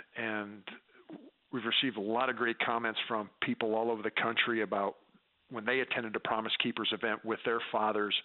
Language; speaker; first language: English; native; English